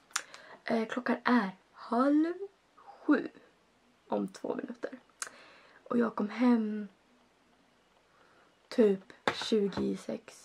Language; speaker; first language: Swedish; early bilingual, other home language; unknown